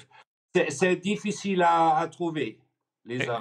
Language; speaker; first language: French; non-native, fluent; German